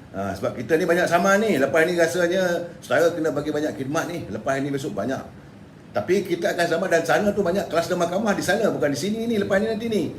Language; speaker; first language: Malay; native; Malay